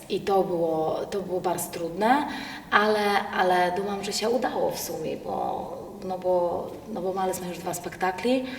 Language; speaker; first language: Polish; non-native, local second language; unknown